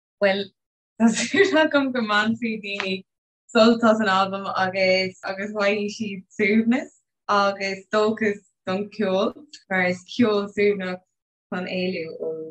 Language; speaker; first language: Irish; non-native, local second language; English